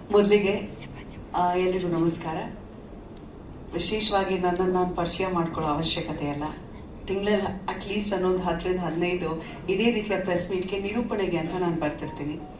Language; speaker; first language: Kannada; native; Kannada